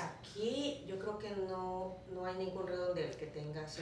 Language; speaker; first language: Spanish; native; Spanish